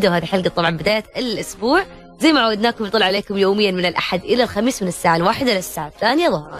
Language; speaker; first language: Arabic; native; Arabic